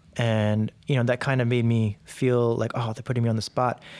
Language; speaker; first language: English; native; English